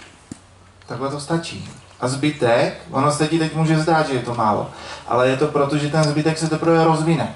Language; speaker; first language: Czech; native; Czech